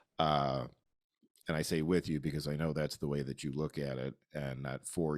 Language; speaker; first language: English; native; English